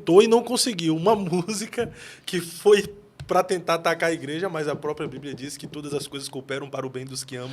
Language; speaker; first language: Portuguese; native; Portuguese